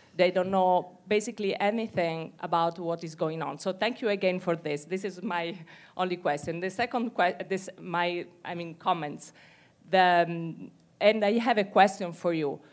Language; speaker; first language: English; non-native, fluent; Italian